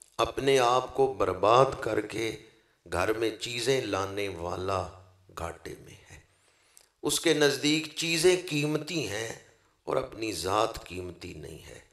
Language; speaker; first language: Urdu; non-native, local second language; Punjabi